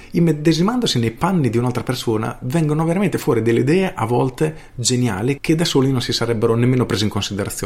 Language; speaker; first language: Italian; native; Italian